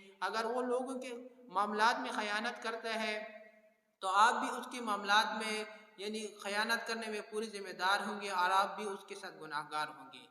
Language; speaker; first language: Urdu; non-native, local second language; Pashto